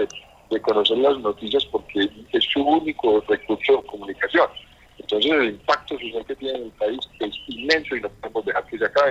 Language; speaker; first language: Spanish; native; Spanish